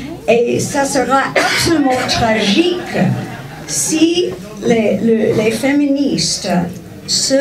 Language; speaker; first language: French; non-native, fluent; English